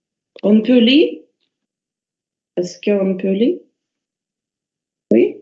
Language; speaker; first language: French; non-native, learner; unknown